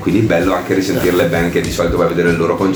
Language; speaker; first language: Italian; native; Italian